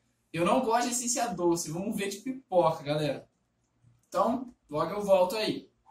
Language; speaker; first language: Portuguese; native; Portuguese